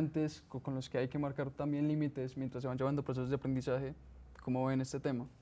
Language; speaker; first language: Spanish; native; Spanish